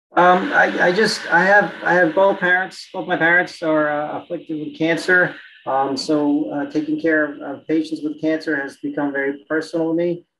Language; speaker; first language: English; native; English